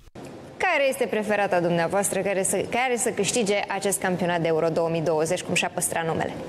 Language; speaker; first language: Romanian; native; Romanian